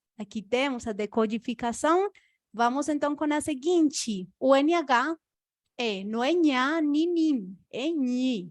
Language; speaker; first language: Portuguese; non-native, fluent; Spanish